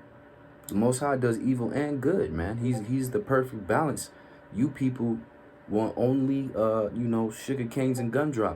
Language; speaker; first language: English; native; English